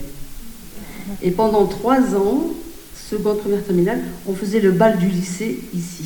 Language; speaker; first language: French; native; French